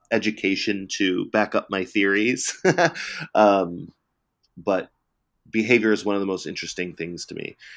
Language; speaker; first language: English; early bilingual, other home language; Italian